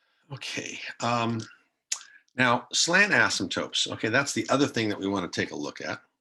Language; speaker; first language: English; native; English